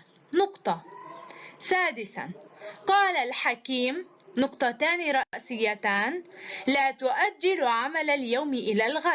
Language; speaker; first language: Arabic; native; Arabic